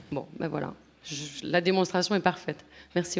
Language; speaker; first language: French; native; French